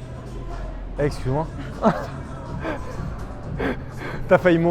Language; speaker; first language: French; native; French